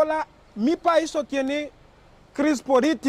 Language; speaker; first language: Spanish; non-native, learner; Haitian Creole